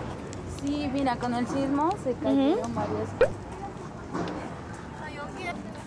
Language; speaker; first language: Spanish; native; Spanish